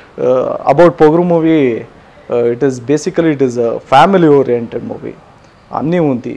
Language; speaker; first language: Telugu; non-native, learner; Kannada